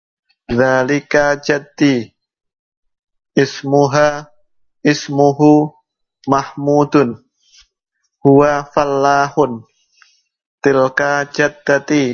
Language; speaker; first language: Arabic; non-native, learner; Indonesian